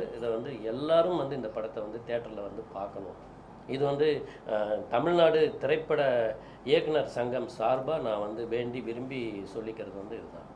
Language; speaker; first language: Tamil; native; Tamil